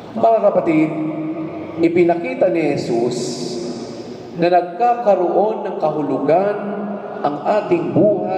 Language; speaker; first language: Filipino; native; Filipino